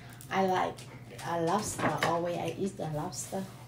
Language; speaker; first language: English; non-native, learner; Vietnamese